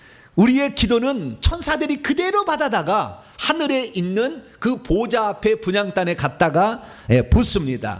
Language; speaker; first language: Korean; native; Korean